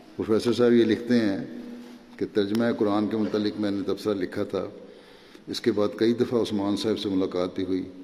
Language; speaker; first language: Urdu; native; Urdu